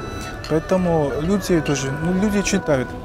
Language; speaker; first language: Russian; non-native, fluent; Chinese